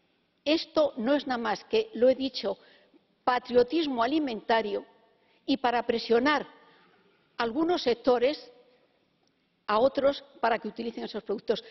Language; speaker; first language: Spanish; native; Spanish